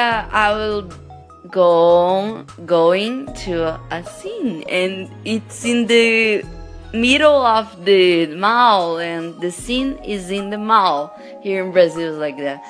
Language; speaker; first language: English; non-native, learner; Portuguese